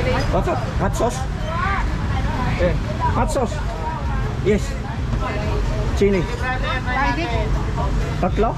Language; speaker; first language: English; non-native, local second language; Filipino